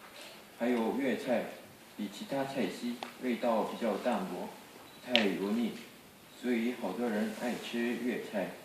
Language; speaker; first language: Chinese; non-native, fluent; Korean